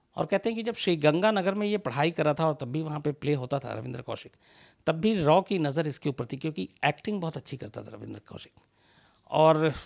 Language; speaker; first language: Hindi; native; Hindi